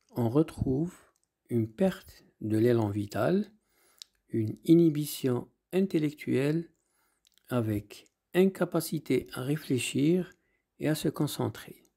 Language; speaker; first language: French; non-native, local second language; Arabic